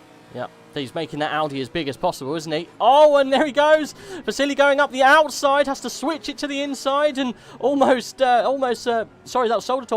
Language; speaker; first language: English; native; English